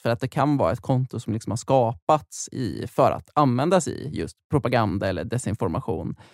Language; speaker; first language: Swedish; native; Swedish